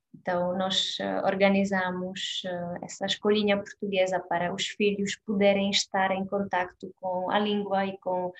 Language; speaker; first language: Portuguese; non-native, fluent; Czech